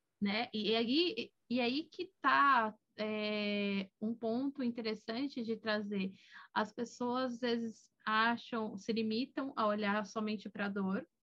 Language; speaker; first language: Portuguese; native; Portuguese